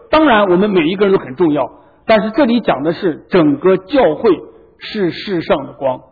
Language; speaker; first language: Chinese; native; Chinese